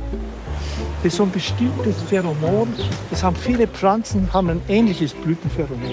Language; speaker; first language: German; native; German